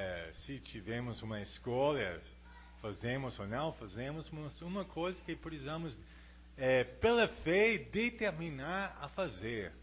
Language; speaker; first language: Portuguese; non-native, fluent; English